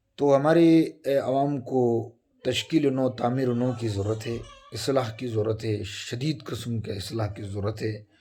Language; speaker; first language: Urdu; non-native, local second language; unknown